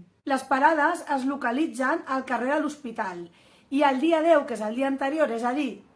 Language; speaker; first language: Catalan; native; Catalan